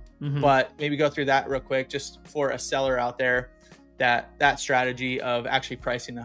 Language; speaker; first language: English; native; English